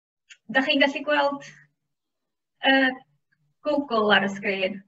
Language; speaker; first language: Welsh; native; Welsh